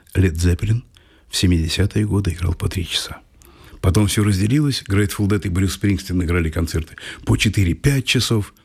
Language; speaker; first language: Russian; native; Russian